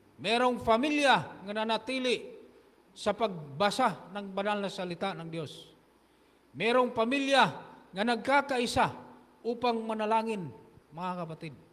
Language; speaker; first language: Filipino; non-native, local second language; Hiligaynon